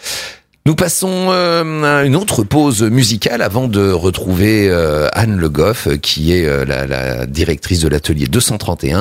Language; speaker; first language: French; native; French